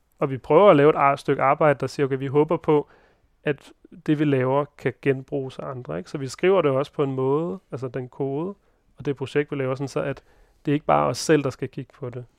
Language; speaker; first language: Danish; native; Danish